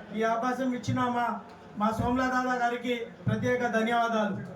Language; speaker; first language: Telugu; non-native, local second language; Lambadi